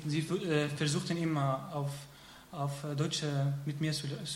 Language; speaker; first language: German; non-native, learner; Arabic